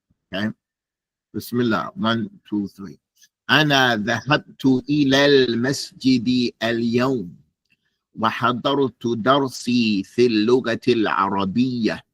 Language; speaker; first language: Arabic; non-native, fluent; English